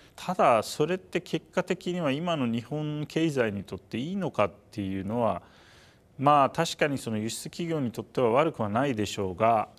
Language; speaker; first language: Japanese; non-native, fluent; Turkish